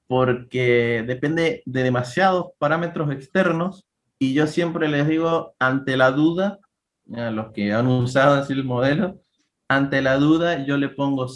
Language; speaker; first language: Spanish; native; Spanish